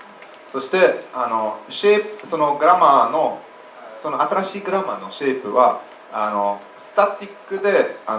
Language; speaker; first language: Japanese; non-native, fluent; English